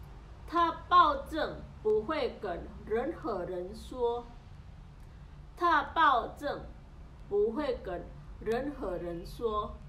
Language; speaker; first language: Chinese; non-native, fluent; Indonesian